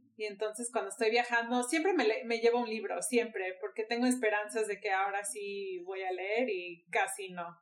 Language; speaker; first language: Spanish; early bilingual, heritage; Spanish